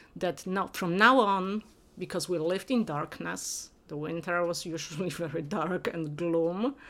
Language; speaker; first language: English; non-native, fluent; Polish